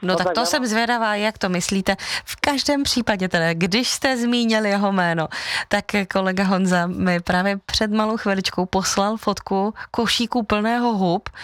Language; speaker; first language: Czech; native; Czech